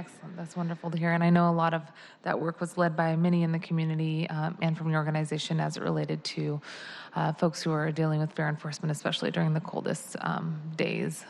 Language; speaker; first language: English; native; English